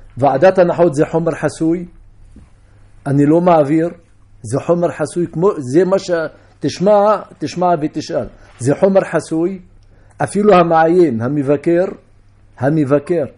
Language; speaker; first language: Hebrew; non-native, local second language; Arabic